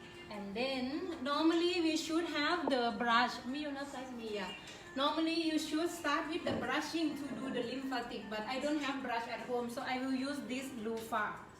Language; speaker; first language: English; non-native, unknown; Thai